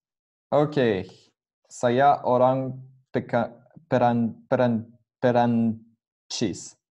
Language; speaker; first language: Indonesian; non-native, learner; French